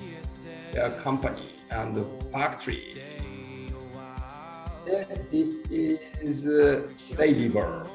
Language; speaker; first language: English; non-native, learner; Japanese